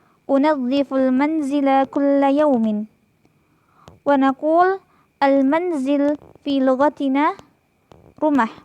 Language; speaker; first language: Arabic; non-native, fluent; Indonesian